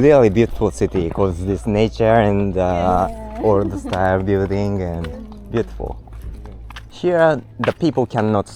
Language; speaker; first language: English; non-native, learner; Japanese